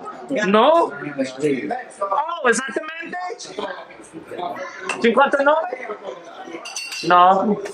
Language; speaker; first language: Italian; non-native, learner; English